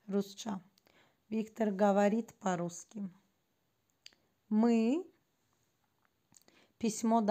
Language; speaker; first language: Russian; non-native, fluent; Azerbaijani